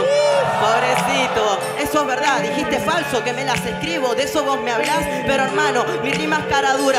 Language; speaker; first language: Spanish; native; Spanish